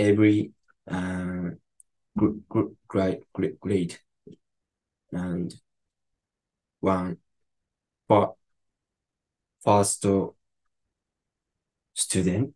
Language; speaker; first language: English; non-native, learner; Japanese